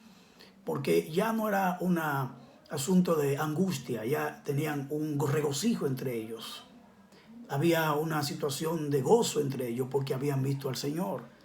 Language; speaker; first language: Spanish; native; Spanish